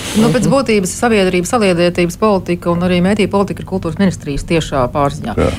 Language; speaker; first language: Latvian; native; Latvian